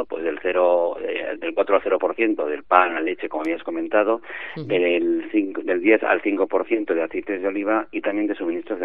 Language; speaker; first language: Spanish; native; Spanish